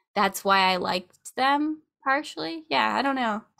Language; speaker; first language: English; native; English